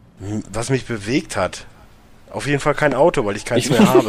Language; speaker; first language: German; native; German